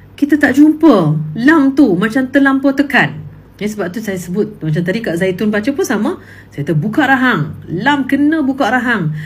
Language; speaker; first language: Malay; native; Malay